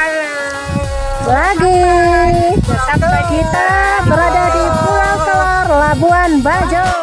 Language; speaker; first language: Indonesian; native; Indonesian